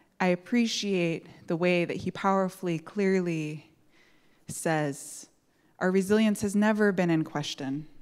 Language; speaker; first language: English; native; English